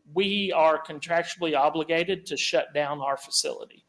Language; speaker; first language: English; native; English